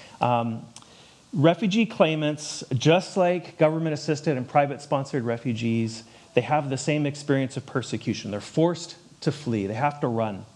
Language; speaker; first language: English; native; English